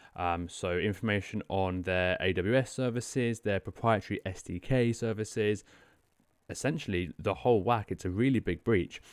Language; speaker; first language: English; native; English